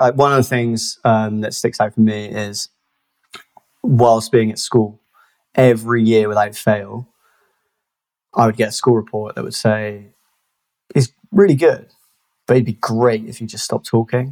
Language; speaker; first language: English; native; English